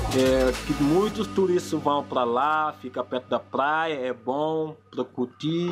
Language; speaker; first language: Portuguese; non-native, fluent; Wolof